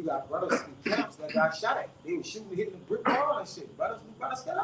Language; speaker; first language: English; native; English